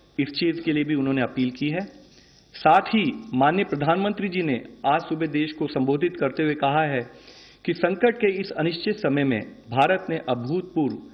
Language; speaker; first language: Hindi; native; Hindi